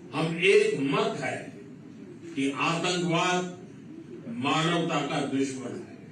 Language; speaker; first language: Hindi; non-native, local second language; Gujarati